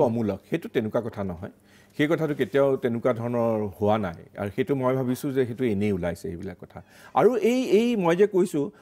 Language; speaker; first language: Assamese; native; Assamese